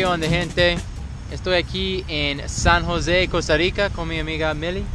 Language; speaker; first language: Spanish; non-native, learner; English